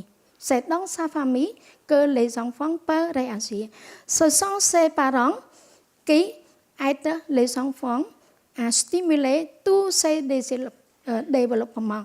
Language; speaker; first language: French; non-native, local second language; Khmer